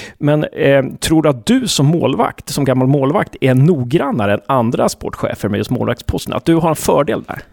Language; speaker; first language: Swedish; native; Swedish